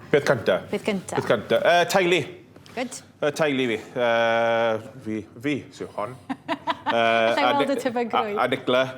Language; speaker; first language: Welsh; non-native, local second language; English